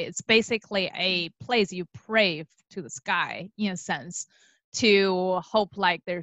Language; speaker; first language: English; non-native, fluent; Chinese